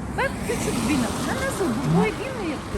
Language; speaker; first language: Turkish; non-native, learner; Russian